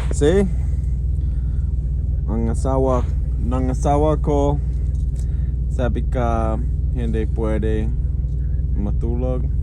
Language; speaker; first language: Filipino; non-native, learner; English